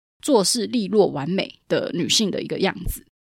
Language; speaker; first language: Chinese; native; Chinese